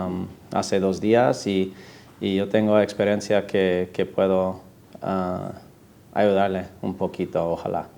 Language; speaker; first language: Spanish; non-native, fluent; English